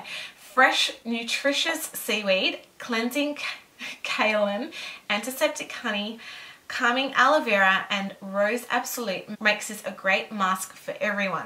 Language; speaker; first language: English; native; English